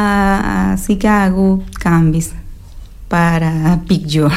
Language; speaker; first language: Catalan; non-native, local second language; Spanish